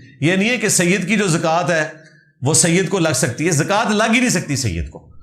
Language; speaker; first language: Urdu; non-native, local second language; Punjabi